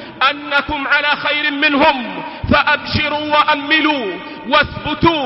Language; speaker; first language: Arabic; native; Arabic